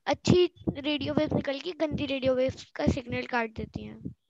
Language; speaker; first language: Hindi; native; Hindi